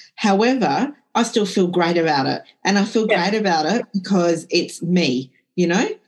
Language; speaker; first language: English; early bilingual, other home language; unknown